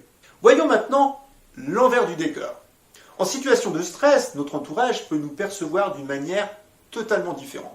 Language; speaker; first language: French; native; French